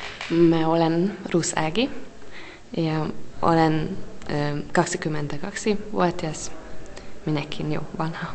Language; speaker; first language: Finnish; non-native, learner; Hungarian